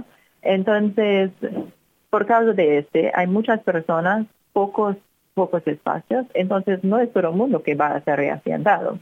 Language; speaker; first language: Spanish; non-native, fluent; English